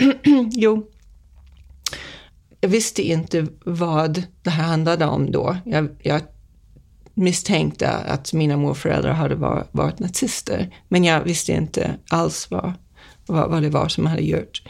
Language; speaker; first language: Swedish; non-native, fluent; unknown